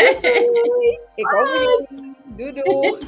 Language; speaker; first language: Dutch; non-native, local second language; Papiamento